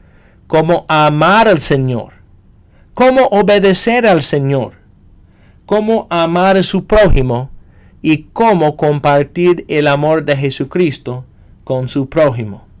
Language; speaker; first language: Spanish; non-native, fluent; English